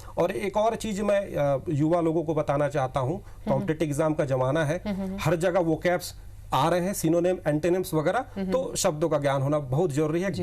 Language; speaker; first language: Hindi; native; Hindi